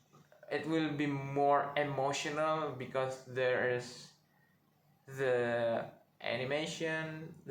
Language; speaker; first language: English; non-native, learner; Indonesian